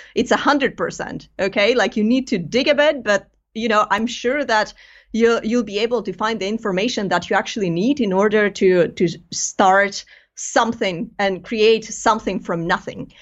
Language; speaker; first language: English; non-native, fluent; Greek